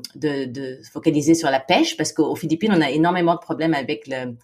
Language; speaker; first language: French; non-native, fluent; Filipino